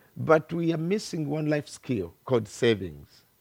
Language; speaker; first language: English; non-native, local second language; Ganda